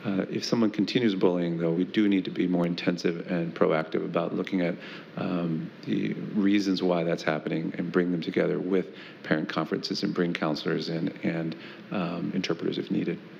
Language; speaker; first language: English; early bilingual, other home language; Spanish